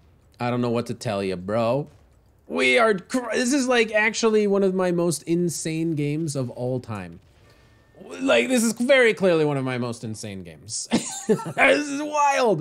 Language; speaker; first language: English; native; English